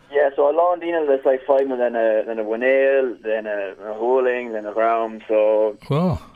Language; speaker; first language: Irish; native; Irish